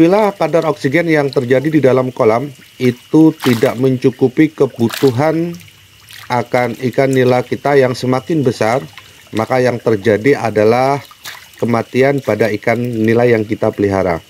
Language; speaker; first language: Indonesian; native; Indonesian